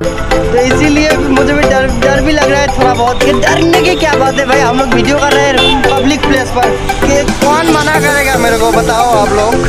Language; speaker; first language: Hindi; non-native, local second language; Bangla